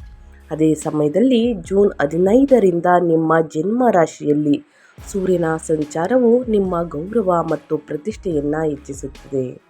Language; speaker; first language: Kannada; native; Kannada